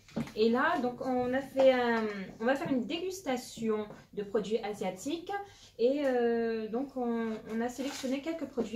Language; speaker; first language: French; native; French